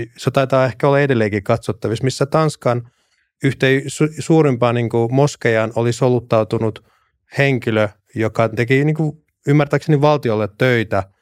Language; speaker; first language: Finnish; early bilingual, other home language; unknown